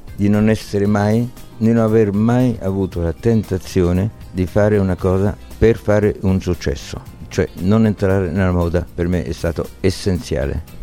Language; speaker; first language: Italian; early bilingual, heritage; Italian